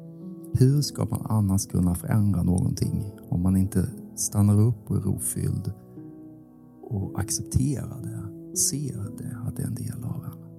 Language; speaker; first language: Swedish; native; Swedish